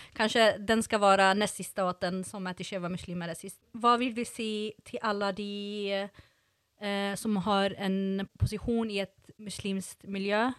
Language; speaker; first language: Norwegian; non-native, fluent; Swedish